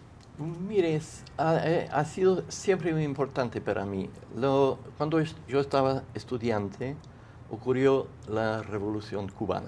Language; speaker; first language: Spanish; non-native, fluent; English